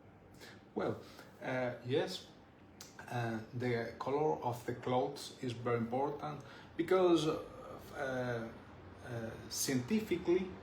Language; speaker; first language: English; non-native, learner; Spanish